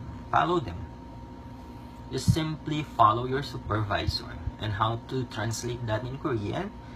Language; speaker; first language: English; non-native, local second language; Filipino